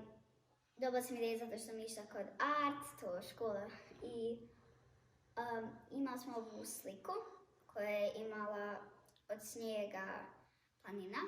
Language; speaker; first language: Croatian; early bilingual, heritage; Bosnian